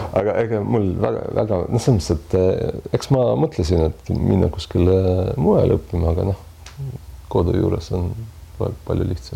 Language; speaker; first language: Estonian; non-native, local second language; Russian